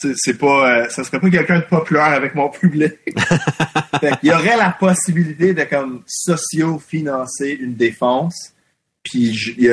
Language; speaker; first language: French; non-native, fluent; English